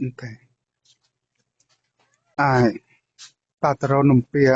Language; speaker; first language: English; non-native, learner; Khmer